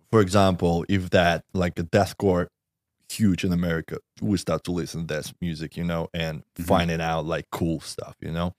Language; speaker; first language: English; non-native, learner; Russian